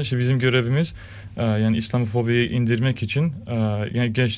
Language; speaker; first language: Turkish; early bilingual, heritage; Turkish